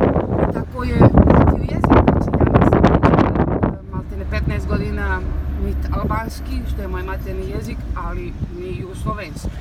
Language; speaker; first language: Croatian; non-native, fluent; German